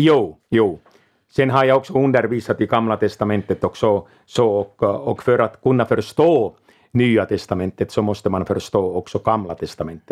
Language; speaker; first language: Swedish; non-native, local second language; Finnish